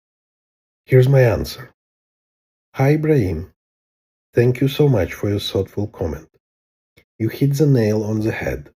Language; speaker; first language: English; non-native, fluent; Hebrew